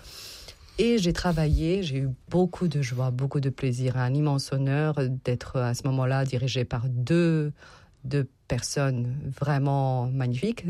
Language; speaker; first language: French; non-native, fluent; Serbian